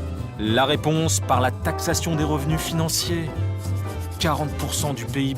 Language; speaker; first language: French; native; French